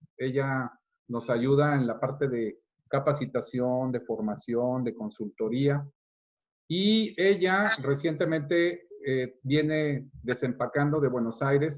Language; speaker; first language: Spanish; native; Spanish